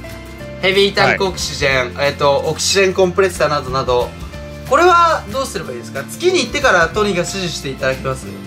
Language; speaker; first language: Japanese; native; Japanese